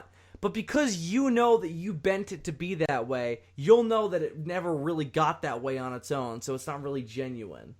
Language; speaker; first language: English; native; English